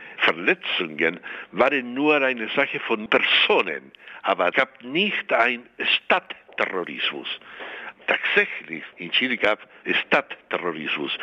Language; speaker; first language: German; non-native, fluent; Spanish